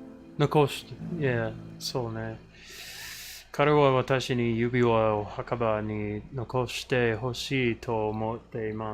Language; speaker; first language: Japanese; non-native, learner; English